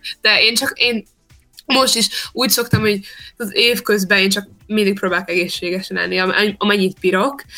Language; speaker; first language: Hungarian; early bilingual, heritage; Hungarian